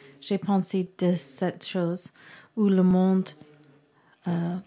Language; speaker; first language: French; non-native, learner; English